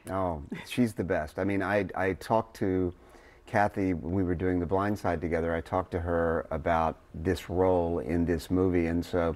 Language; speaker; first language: English; native; English